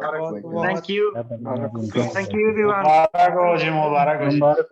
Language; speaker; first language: Hindi; non-native, learner; Pashto